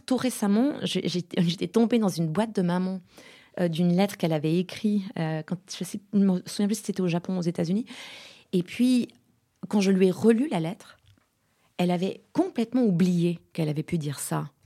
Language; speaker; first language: French; native; French